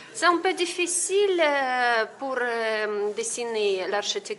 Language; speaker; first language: French; non-native, learner; Russian